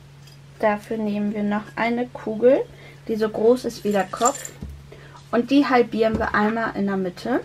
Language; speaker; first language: German; native; German